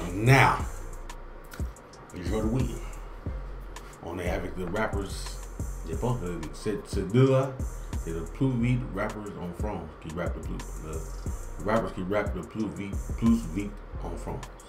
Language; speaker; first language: English; native; English